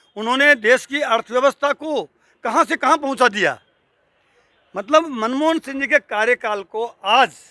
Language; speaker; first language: Hindi; native; Hindi